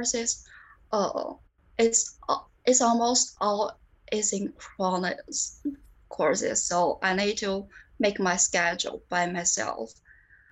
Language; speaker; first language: English; non-native, learner; Chinese